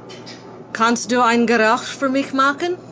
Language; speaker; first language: German; non-native, learner; English